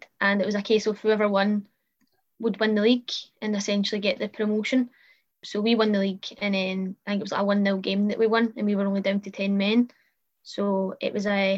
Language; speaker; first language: English; native; English